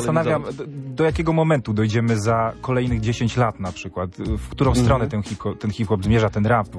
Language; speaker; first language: Polish; native; Polish